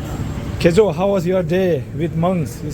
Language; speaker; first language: English; non-native, learner; Tibetan